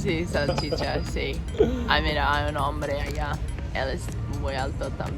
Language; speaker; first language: Spanish; non-native, learner; English